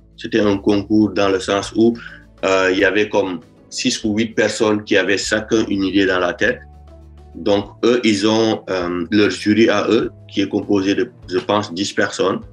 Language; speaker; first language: French; non-native, local second language; Wolof